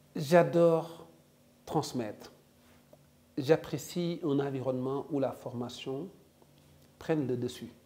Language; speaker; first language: French; non-native, local second language; Wolof